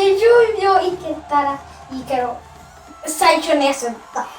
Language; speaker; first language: Japanese; early bilingual, heritage; Swedish